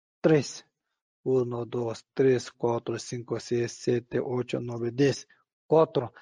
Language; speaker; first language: Spanish; non-native, learner; Tibetan